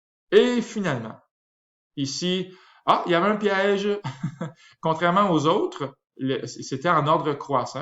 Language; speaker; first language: French; native; French